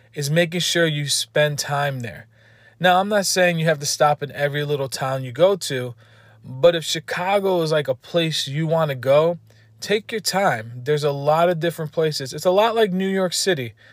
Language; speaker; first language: English; native; English